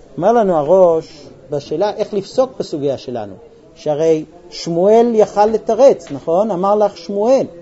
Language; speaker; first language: Hebrew; non-native, fluent; English